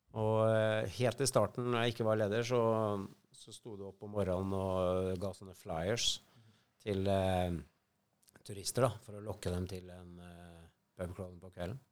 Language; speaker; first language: Norwegian; native; Norwegian